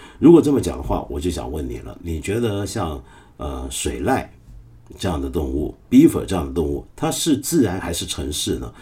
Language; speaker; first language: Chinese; non-native, local second language; Cantonese